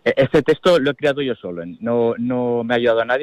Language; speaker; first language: Spanish; native; Spanish